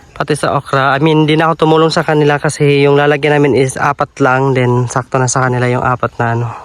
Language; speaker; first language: Filipino; non-native, local second language; Cebuano